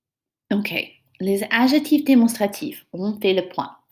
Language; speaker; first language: French; non-native, fluent; English